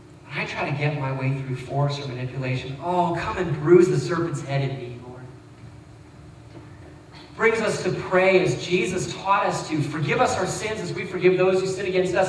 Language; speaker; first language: English; native; English